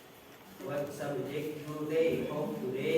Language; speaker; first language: English; non-native, learner; Indonesian